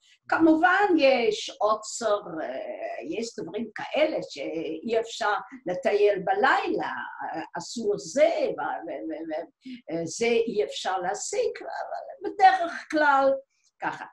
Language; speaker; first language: Hebrew; non-native, fluent; Dutch